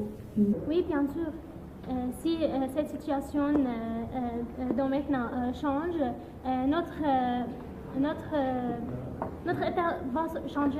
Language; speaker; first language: French; non-native, learner; Arabic